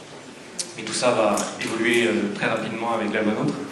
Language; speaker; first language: French; native; French